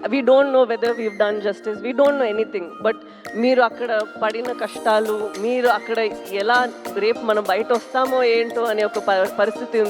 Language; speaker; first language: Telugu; non-native, fluent; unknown